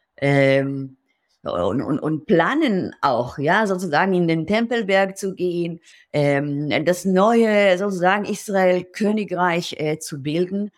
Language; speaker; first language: German; non-native, fluent; Hebrew